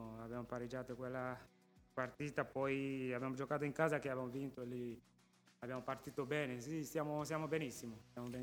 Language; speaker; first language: Italian; non-native, local second language; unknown